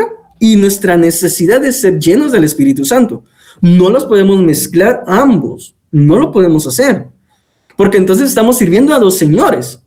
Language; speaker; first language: Spanish; native; Spanish